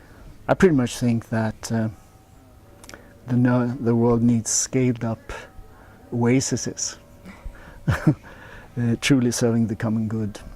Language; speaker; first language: English; non-native, fluent; Swedish